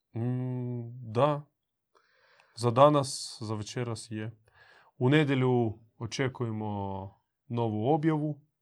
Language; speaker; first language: Croatian; native; Croatian